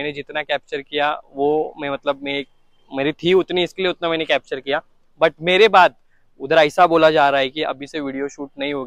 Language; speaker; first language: Hindi; non-native, local second language; Marathi